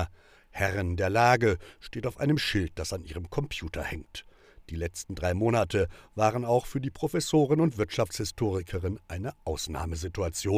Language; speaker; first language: German; native; German